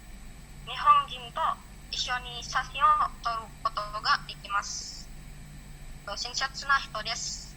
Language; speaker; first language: Japanese; non-native, learner; Indonesian